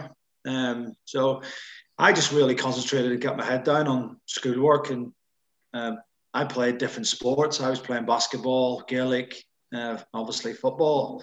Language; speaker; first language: English; native; English